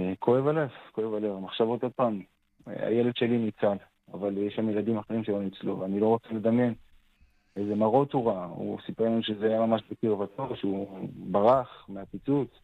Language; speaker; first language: Hebrew; native; Hebrew